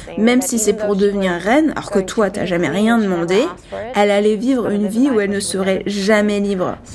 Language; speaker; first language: French; non-native, fluent; German